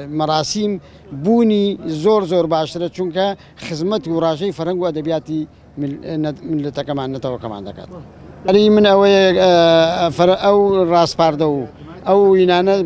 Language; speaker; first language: Central Kurdish; non-native, local second language; Gurani